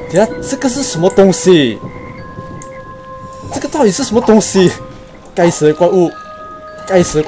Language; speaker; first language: Chinese; native; Chinese